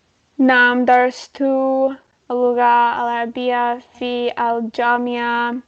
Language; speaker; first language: Arabic; non-native, learner; English